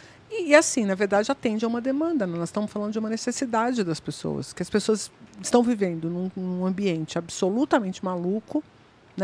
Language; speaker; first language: Portuguese; native; Portuguese